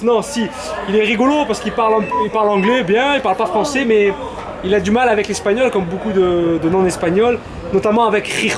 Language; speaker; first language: French; native; French